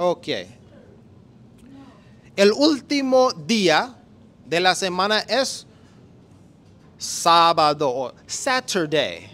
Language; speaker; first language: Spanish; non-native, learner; English